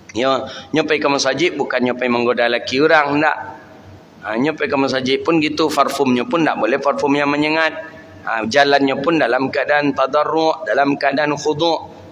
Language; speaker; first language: Malay; non-native, local second language; Minangkabau